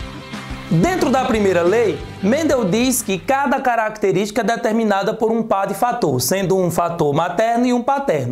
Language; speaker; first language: Portuguese; native; Portuguese